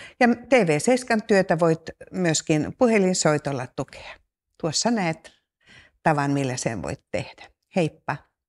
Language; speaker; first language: Finnish; native; Finnish